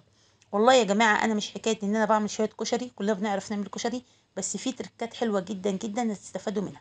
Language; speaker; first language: Arabic; native; Arabic